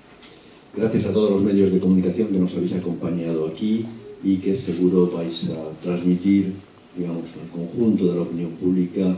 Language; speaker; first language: Spanish; native; Spanish